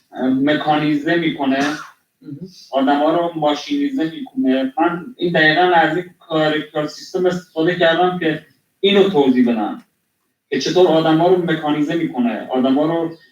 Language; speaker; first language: Persian; non-native, local second language; Kurdish